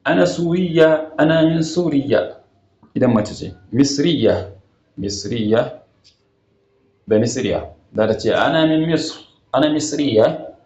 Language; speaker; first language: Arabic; non-native, fluent; Hausa